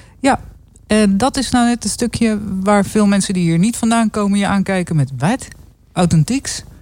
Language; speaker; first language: Dutch; native; Dutch